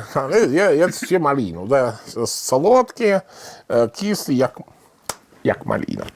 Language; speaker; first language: Ukrainian; non-native, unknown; Italian